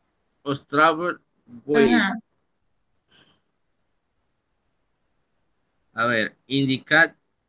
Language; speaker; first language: English; non-native, learner; Spanish